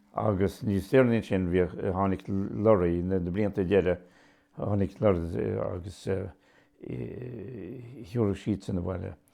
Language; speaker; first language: Irish; native; Irish